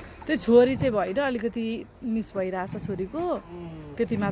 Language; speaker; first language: Nepali; native; Nepali